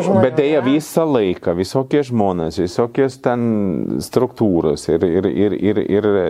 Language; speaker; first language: Lithuanian; non-native, fluent; Swedish